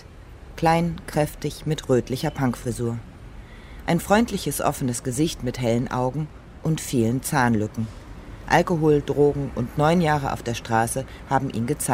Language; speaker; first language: German; native; German